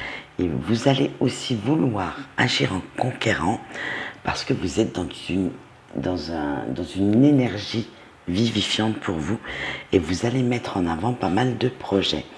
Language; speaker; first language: French; native; French